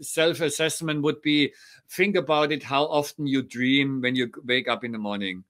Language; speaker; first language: English; non-native, fluent; German